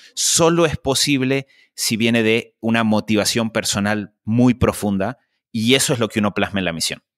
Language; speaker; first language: Spanish; native; Spanish